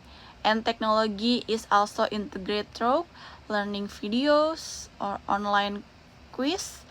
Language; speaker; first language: English; non-native, learner; Indonesian